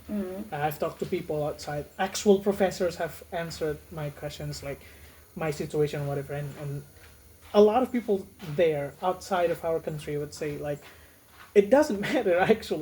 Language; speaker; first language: English; non-native, fluent; Indonesian